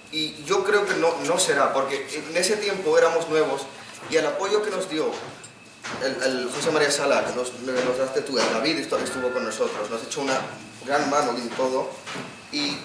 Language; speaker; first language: Spanish; non-native, fluent; Urdu